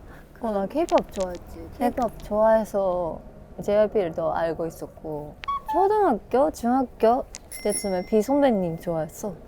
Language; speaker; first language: Korean; non-native, fluent; Japanese